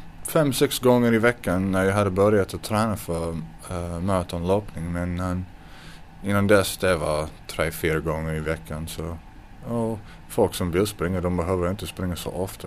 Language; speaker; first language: Swedish; non-native, fluent; English